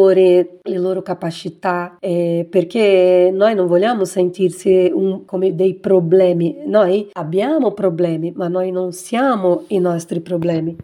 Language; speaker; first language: Italian; non-native, fluent; Portuguese